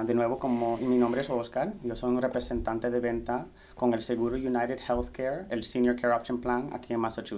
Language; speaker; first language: Spanish; early bilingual, heritage; Spanish